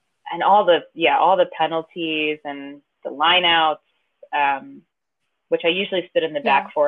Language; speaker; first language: English; native; English